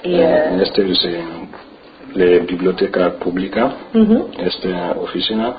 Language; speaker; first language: Spanish; non-native, learner; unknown